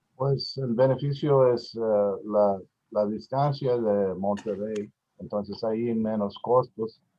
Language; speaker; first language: Spanish; non-native, learner; English